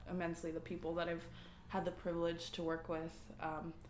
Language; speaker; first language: English; early bilingual, other home language; Spanish